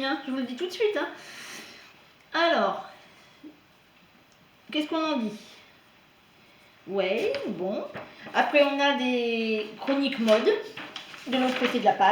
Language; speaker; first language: French; native; French